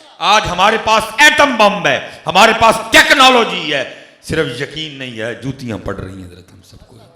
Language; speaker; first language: Urdu; non-native, local second language; Punjabi